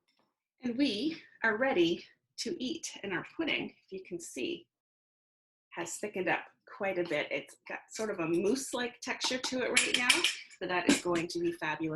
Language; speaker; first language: English; native; English